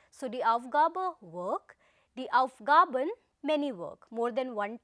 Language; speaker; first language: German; non-native, fluent; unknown